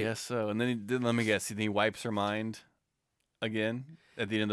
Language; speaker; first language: English; native; English